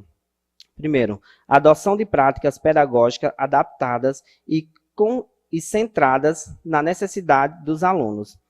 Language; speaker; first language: Portuguese; native; Portuguese